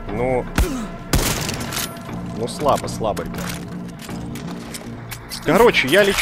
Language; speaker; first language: Russian; native; Russian